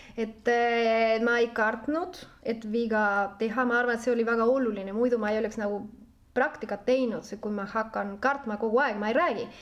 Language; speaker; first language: Estonian; non-native, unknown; Spanish